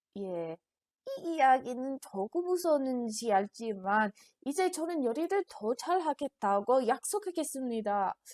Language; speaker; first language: Korean; non-native, learner; English